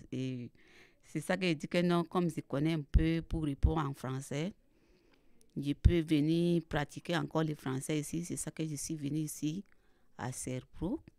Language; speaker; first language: French; non-native, learner; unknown